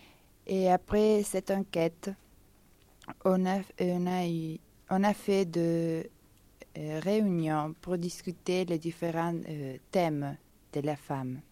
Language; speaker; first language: French; non-native, fluent; Spanish